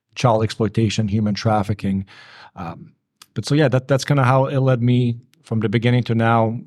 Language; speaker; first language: English; early bilingual, other home language; Bosnian